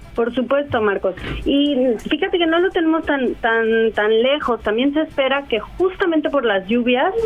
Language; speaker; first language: Spanish; native; Spanish